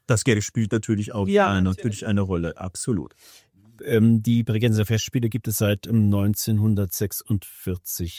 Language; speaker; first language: German; native; German